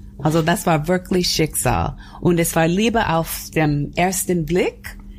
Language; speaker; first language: German; non-native, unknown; English